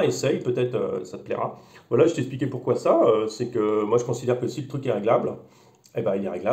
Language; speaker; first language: French; native; French